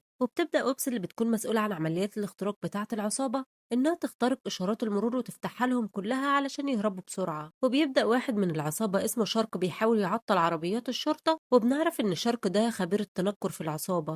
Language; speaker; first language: Arabic; native; Arabic